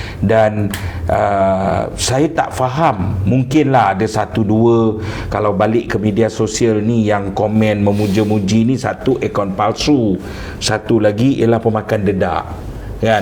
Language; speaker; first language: Malay; native; Malay